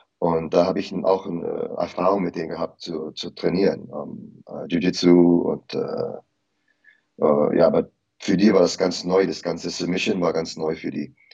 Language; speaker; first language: German; early bilingual, heritage; German